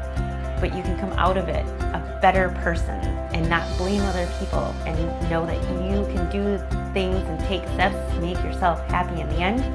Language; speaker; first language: English; early bilingual, other home language; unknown